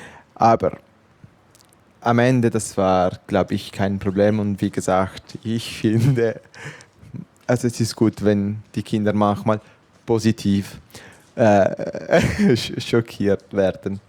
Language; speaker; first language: German; non-native, fluent; Italian